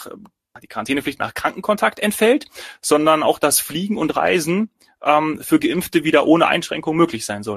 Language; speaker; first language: German; native; German